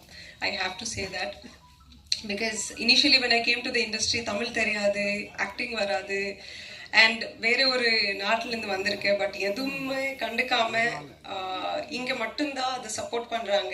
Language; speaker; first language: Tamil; non-native, fluent; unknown